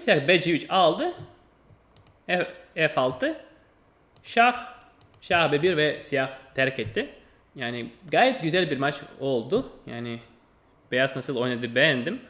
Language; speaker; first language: Turkish; non-native, fluent; Russian